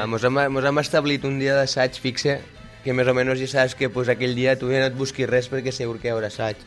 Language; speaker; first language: Catalan; native; Catalan